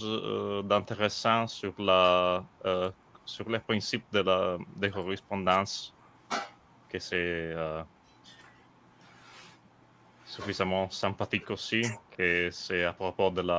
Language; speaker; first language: French; non-native, fluent; Italian